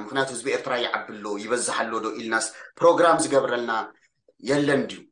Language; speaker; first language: Tigrinya; early bilingual, heritage; Tigrinya